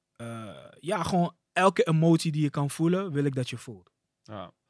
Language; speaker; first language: Dutch; early bilingual, other home language; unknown